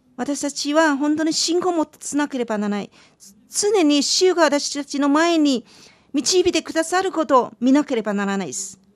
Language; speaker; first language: Japanese; non-native, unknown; Chinese